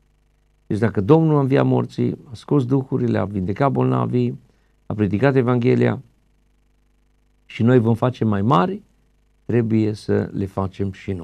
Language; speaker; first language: Romanian; native; Romanian